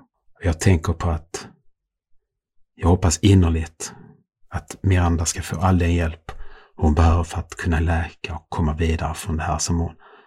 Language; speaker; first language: Swedish; native; Swedish